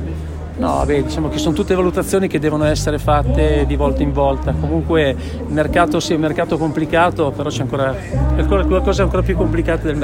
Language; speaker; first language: Italian; native; Italian